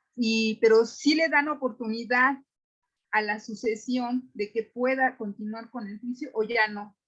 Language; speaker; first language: Spanish; native; Spanish